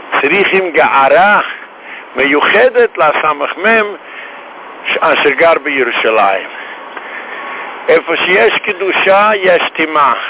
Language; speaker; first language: Hebrew; non-native, fluent; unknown